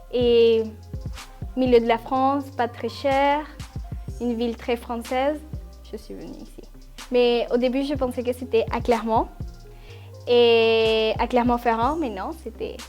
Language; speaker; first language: French; non-native, fluent; Spanish